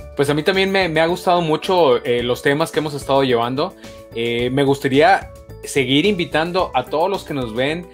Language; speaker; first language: Spanish; native; Spanish